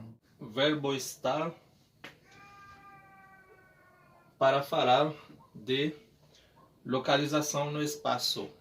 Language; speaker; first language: Portuguese; non-native, learner; Haitian Creole